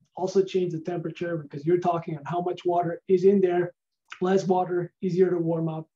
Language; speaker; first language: English; non-native, fluent; Spanish